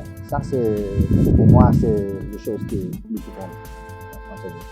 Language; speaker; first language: French; non-native, fluent; English